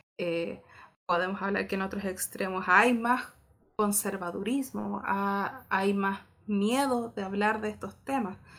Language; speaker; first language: Spanish; native; Spanish